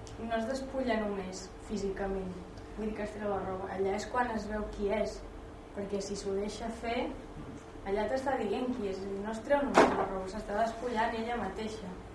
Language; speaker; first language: Catalan; non-native, local second language; Spanish